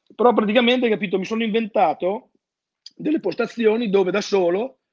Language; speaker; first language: Italian; native; Italian